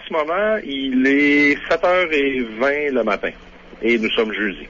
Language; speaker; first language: French; native; French